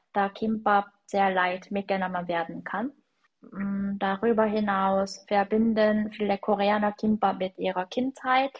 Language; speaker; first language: German; non-native, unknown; Korean